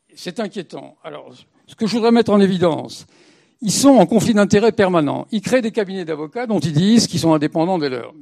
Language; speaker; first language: French; native; French